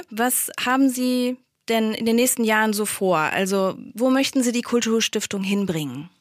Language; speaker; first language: German; native; German